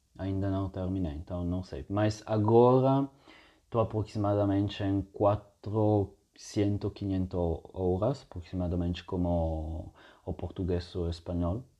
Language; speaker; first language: Portuguese; non-native, fluent; Italian